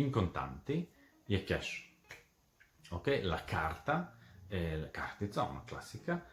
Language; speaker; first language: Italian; non-native, fluent; Serbian